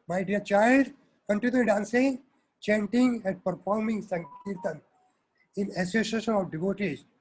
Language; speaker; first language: English; non-native, local second language; Hindi